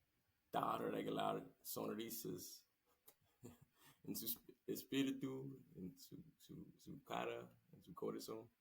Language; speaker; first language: Spanish; non-native, learner; English